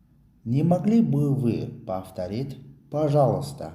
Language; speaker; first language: Russian; non-native, local second language; Tajik